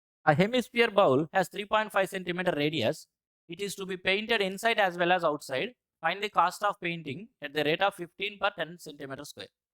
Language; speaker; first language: English; non-native, local second language; Telugu